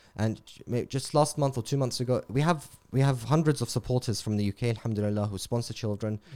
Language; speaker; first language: English; native; English